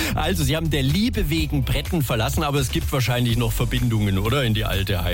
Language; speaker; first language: German; native; German